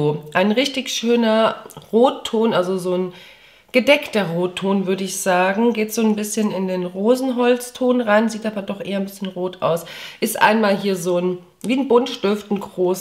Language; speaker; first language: German; native; German